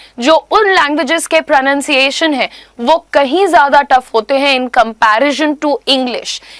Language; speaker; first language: Hindi; native; Hindi